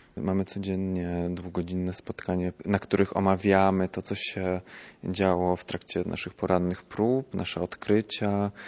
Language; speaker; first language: Polish; native; Polish